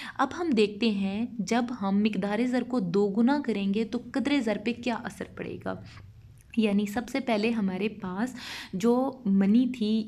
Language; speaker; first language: Urdu; non-native, local second language; Punjabi